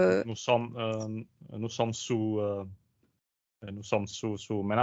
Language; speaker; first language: French; non-native, learner; Italian